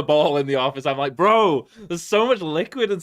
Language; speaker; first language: English; native; English